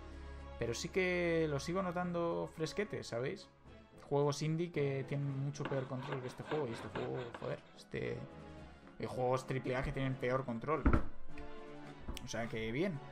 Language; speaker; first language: Spanish; native; Spanish